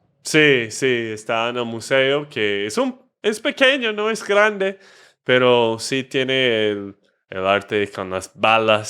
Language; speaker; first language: Spanish; non-native, fluent; English